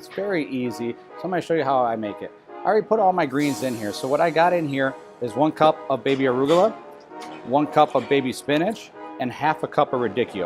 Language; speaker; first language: English; native; English